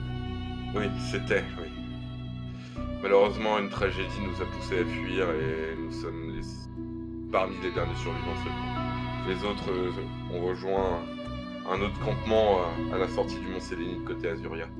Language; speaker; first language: French; native; French